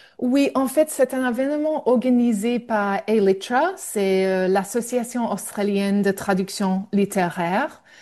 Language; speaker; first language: French; non-native, fluent; English